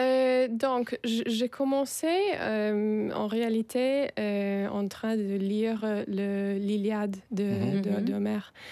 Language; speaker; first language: French; non-native, fluent; Italian